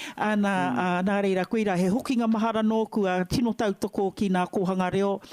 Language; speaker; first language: Māori; native; Māori